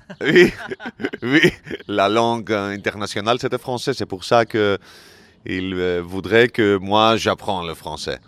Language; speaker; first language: French; non-native, learner; Greek